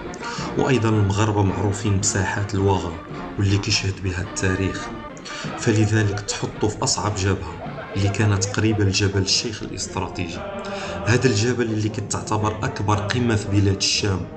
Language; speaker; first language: Arabic; native; Arabic